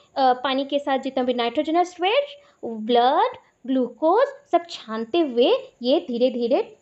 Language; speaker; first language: Hindi; non-native, local second language; Odia